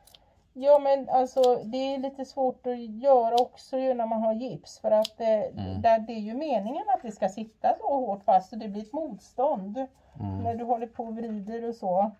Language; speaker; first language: Swedish; native; Swedish